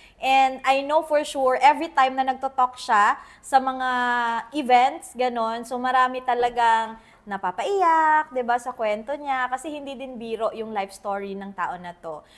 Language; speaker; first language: Filipino; non-native, local second language; Cebuano